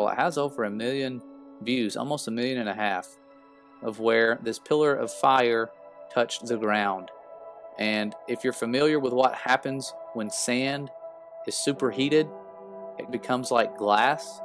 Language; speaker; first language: English; native; English